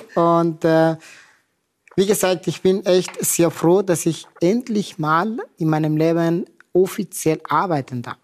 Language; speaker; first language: German; non-native, fluent; Persian